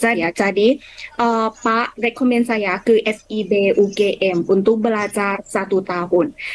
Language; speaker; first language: Indonesian; non-native, fluent; Thai